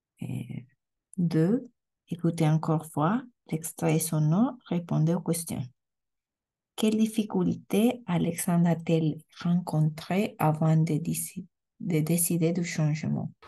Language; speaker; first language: French; non-native, learner; Spanish